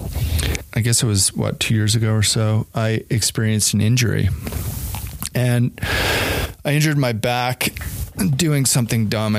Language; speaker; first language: English; native; English